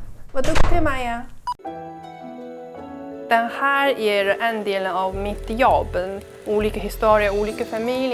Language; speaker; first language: Swedish; non-native, learner; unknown